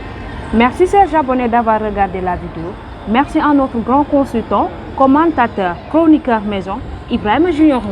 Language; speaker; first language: French; non-native, local second language; Wolof